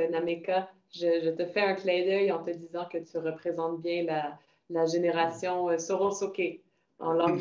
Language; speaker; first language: French; native; French